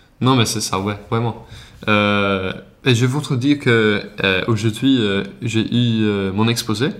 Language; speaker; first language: French; non-native, learner; Swedish